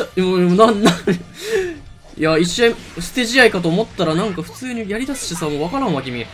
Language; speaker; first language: Japanese; native; Japanese